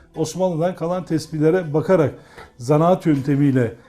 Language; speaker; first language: Turkish; native; Turkish